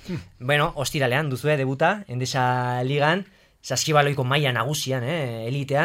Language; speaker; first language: Basque; native; Basque